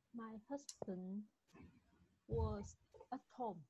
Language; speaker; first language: English; non-native, learner; Vietnamese